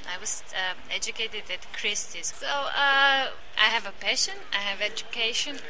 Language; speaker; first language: English; non-native, fluent; Croatian